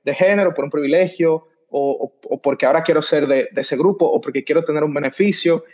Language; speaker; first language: Spanish; native; Spanish